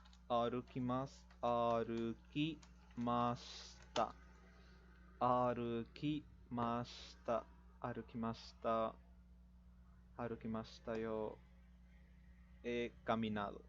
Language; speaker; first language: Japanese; non-native, fluent; Spanish